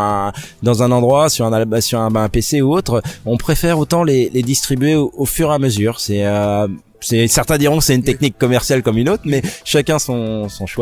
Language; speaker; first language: French; native; French